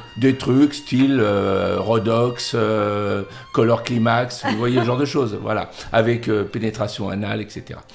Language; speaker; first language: French; early bilingual, other home language; Catalan